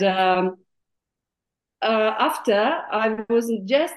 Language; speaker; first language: English; non-native, fluent; Russian